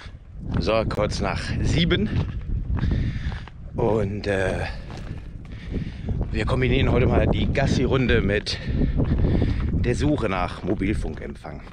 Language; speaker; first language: German; native; German